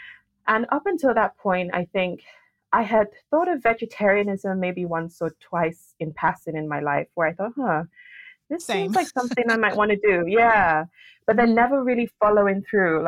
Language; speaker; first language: English; non-native, local second language; Yoruba